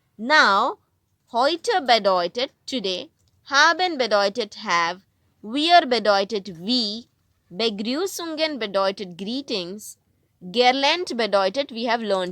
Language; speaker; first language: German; non-native, fluent; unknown